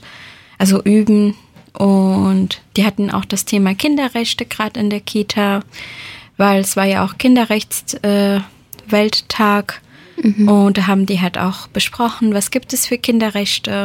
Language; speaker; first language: German; early bilingual, other home language; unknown